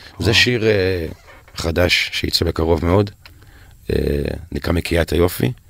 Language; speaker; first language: Hebrew; native; Hebrew